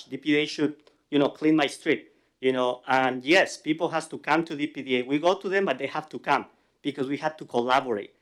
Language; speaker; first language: English; non-native, fluent; Spanish